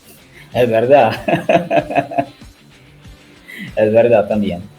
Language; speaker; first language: Spanish; non-native, learner; Portuguese